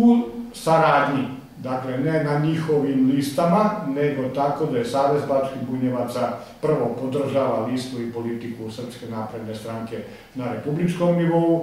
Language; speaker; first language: Serbian; native; Serbian